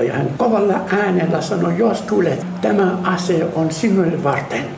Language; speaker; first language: Finnish; non-native, learner; Arabic